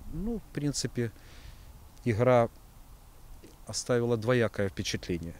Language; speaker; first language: Russian; native; Russian